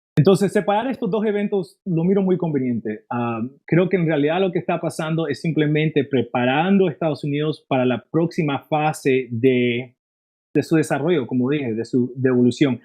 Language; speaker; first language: Spanish; early bilingual, heritage; Spanish